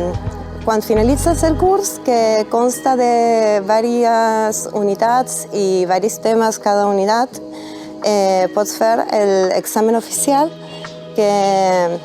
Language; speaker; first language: Catalan; non-native, learner; Spanish